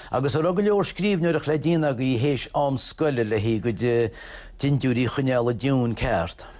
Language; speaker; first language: Irish; native; Irish